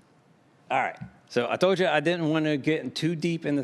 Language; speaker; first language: English; native; English